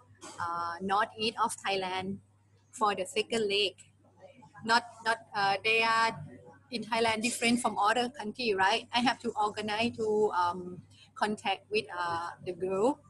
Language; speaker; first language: English; non-native, learner; Thai